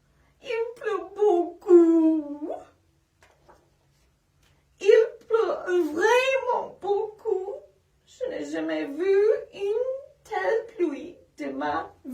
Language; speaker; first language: French; non-native, fluent; English